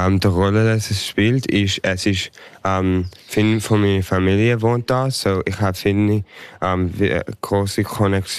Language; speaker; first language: German; early bilingual, heritage; English